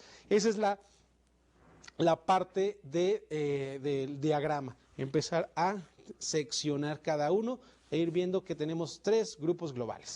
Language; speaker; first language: Spanish; native; Spanish